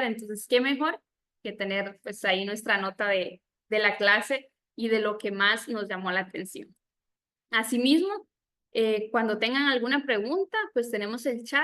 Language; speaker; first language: Spanish; native; Spanish